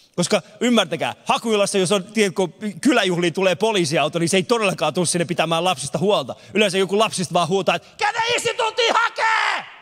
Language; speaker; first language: Finnish; early bilingual, other home language; Persian